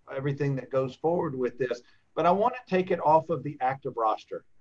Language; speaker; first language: English; native; English